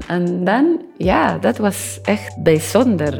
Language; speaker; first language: Dutch; non-native, learner; Spanish